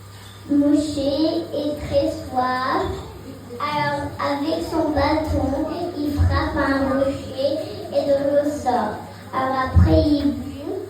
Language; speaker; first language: French; early bilingual, heritage; French